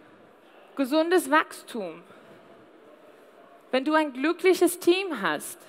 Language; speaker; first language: German; non-native, fluent; English